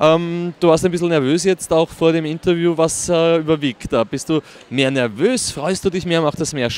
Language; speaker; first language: German; native; German